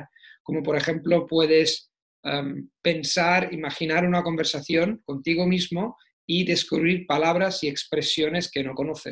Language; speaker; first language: Spanish; non-native, fluent; Italian